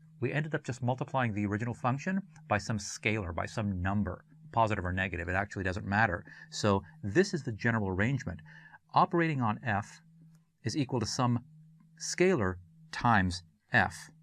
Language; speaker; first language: English; native; English